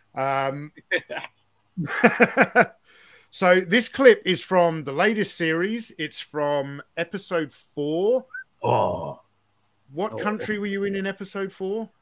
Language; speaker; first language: English; native; English